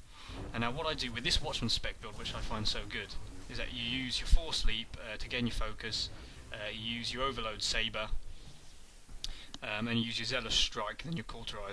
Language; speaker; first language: English; native; English